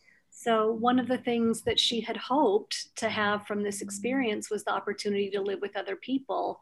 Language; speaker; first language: English; native; English